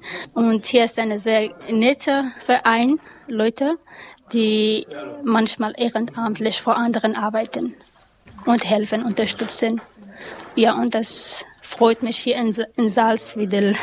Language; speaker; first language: German; non-native, learner; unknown